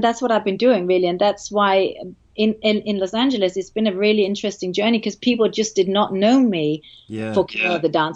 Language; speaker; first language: English; non-native, fluent; Danish